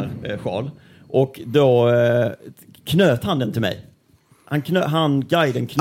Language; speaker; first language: Swedish; native; Swedish